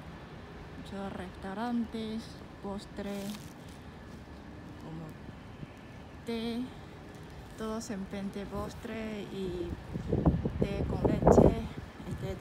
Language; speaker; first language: Spanish; non-native, fluent; Chinese